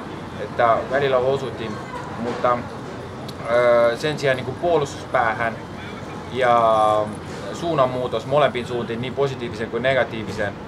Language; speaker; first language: Finnish; non-native, fluent; Estonian